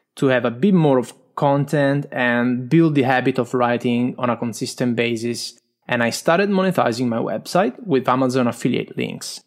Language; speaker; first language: English; non-native, fluent; Italian